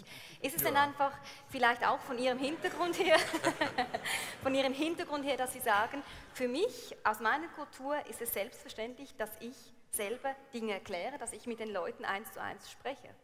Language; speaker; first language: German; native; German